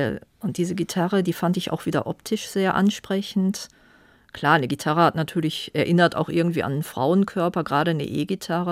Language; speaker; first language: German; native; German